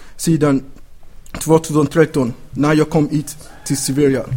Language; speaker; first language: Swedish; non-native, learner; English